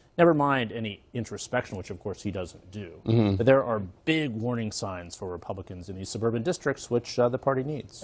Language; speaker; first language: English; native; English